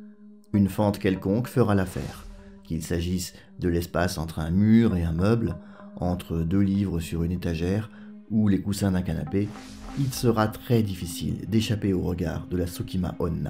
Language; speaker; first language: French; native; French